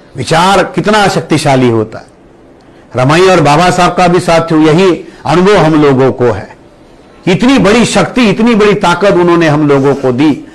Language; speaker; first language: Hindi; non-native, local second language; Marathi